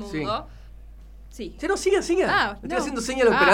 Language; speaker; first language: Spanish; native; Spanish